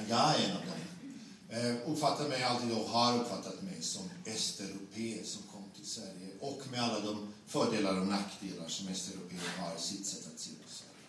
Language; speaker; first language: Swedish; non-native, fluent; Bosnian